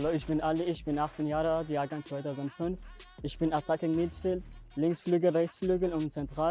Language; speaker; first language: German; non-native, learner; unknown